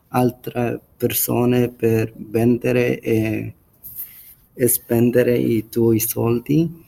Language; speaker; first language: Italian; non-native, learner; English